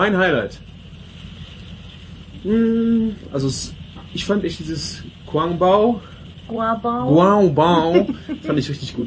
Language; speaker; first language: German; native; German